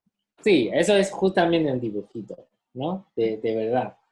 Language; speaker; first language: Spanish; non-native, fluent; Chinese